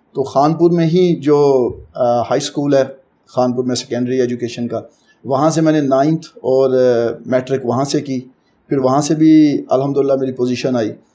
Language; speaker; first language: Urdu; non-native, local second language; Punjabi